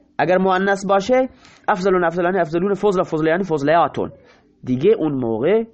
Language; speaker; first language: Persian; non-native, local second language; Baluchi